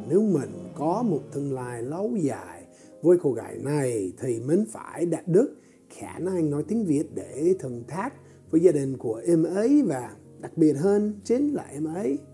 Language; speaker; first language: Vietnamese; non-native, fluent; English